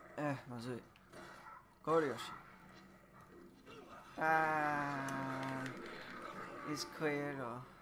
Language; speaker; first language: Japanese; non-native, learner; English